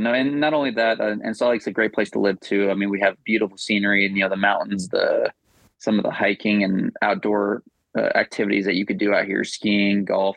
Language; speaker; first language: English; native; English